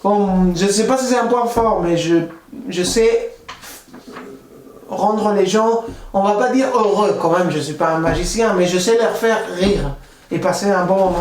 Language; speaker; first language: French; non-native, fluent; Spanish